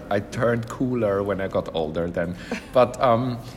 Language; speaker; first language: English; non-native, fluent; German